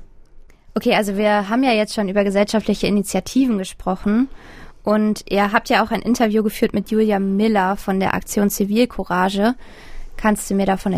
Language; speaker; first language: German; native; German